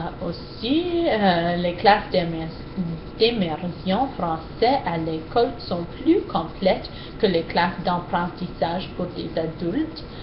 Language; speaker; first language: French; non-native, learner; English